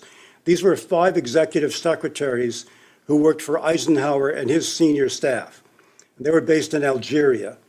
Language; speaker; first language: English; native; English